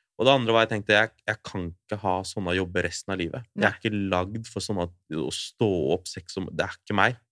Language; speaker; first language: Norwegian; early bilingual, other home language; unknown